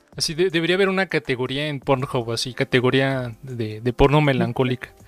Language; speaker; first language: Spanish; native; Spanish